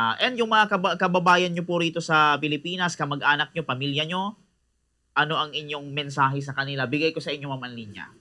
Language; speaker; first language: Filipino; non-native, local second language; Bikol